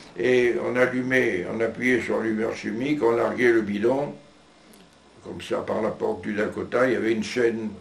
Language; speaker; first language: French; native; French